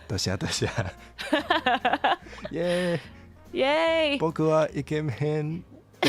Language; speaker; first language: Japanese; non-native, learner; Min Nan Chinese